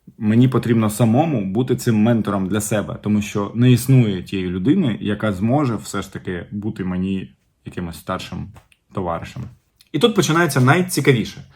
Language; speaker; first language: Ukrainian; non-native, local second language; Russian